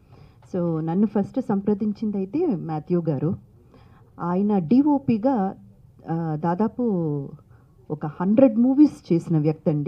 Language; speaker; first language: Telugu; native; Telugu